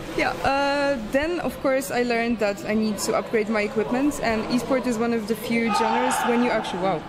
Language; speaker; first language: English; non-native, fluent; Polish